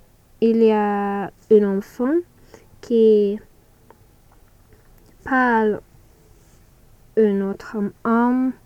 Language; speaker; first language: French; non-native, learner; English